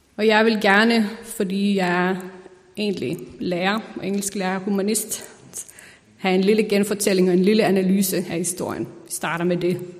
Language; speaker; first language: Danish; non-native, fluent; Icelandic